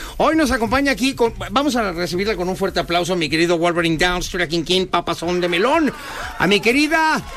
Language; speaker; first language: Spanish; native; Spanish